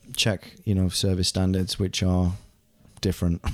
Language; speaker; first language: English; non-native, local second language; German